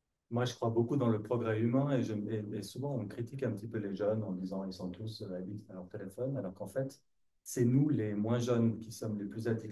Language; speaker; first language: French; native; French